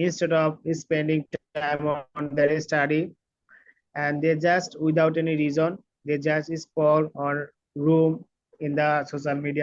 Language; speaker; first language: English; non-native, learner; Bangla